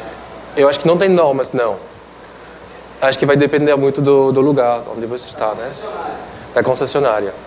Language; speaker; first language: Portuguese; non-native, fluent; French